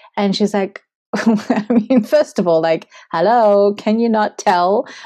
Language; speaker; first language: English; native; English